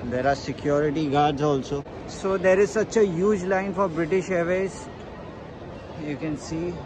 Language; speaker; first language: English; non-native, local second language; Hindi